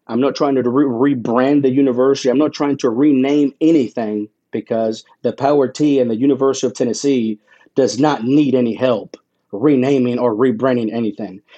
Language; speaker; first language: English; early bilingual, other home language; Spanish